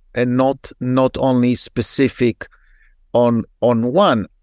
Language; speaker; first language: English; non-native, fluent; Hebrew